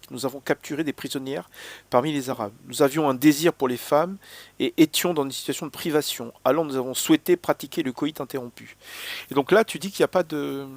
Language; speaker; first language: French; native; French